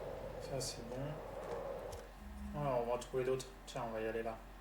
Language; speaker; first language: French; native; French